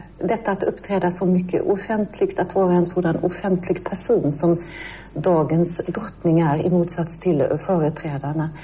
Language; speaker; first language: Swedish; native; Swedish